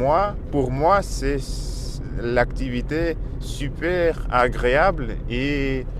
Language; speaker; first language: French; non-native, learner; Russian